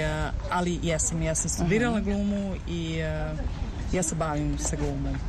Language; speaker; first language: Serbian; early bilingual, heritage; Romany